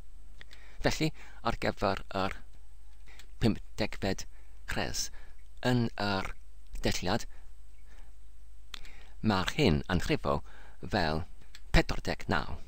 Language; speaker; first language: Welsh; non-native, learner; English